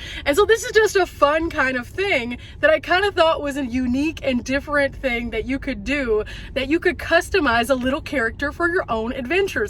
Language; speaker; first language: English; native; English